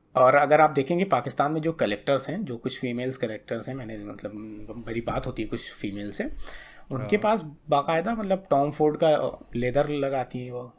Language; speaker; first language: Hindi; native; Hindi